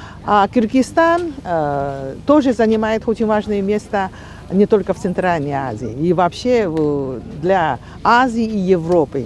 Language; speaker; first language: Russian; non-native, fluent; Chinese